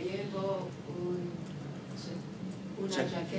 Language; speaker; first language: Spanish; non-native, learner; English